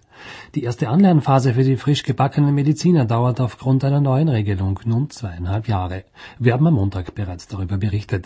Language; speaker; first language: German; native; German